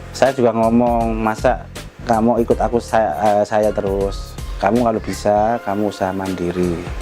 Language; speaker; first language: Indonesian; non-native, local second language; Javanese